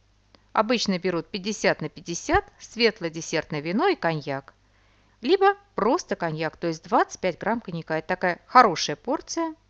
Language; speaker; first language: Russian; native; Russian